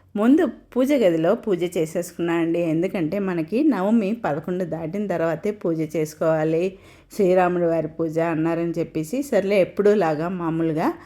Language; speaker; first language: Telugu; non-native, local second language; Tamil